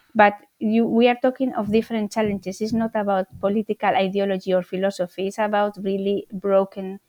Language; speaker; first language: English; non-native, fluent; Spanish